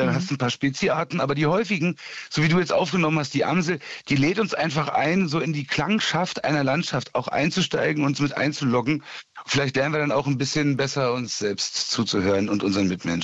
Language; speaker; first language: German; native; German